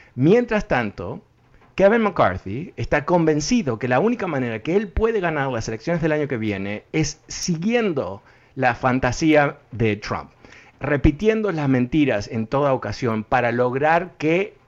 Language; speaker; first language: Spanish; native; Spanish